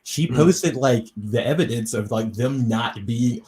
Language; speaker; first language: English; native; English